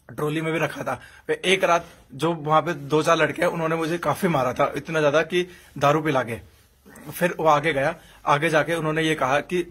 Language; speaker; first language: Hindi; native; Hindi